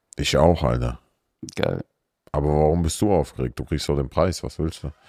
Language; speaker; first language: German; early bilingual, other home language; Russian